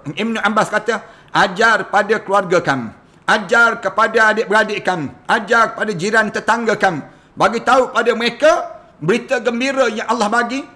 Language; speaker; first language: Malay; native; Malay